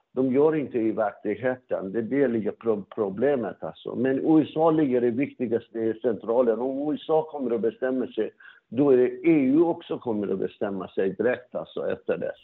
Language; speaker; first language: Swedish; non-native, fluent; Persian